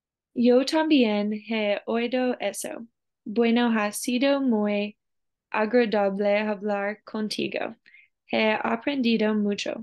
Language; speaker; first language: Spanish; non-native, learner; English